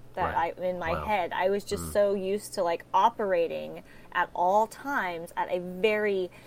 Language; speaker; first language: English; native; English